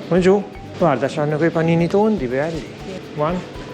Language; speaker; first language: Italian; native; Italian